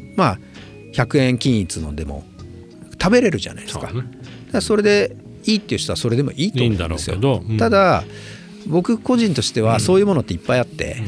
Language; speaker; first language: Japanese; native; Japanese